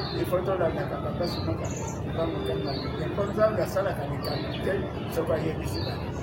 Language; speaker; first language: Lingala; non-native, local second language; Kongo